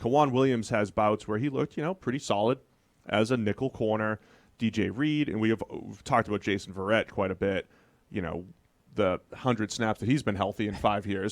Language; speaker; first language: English; native; English